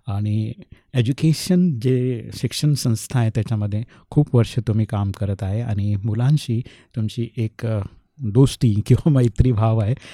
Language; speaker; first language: Marathi; non-native, local second language; Hindi